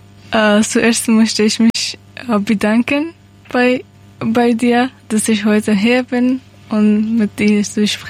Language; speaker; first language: German; non-native, learner; Persian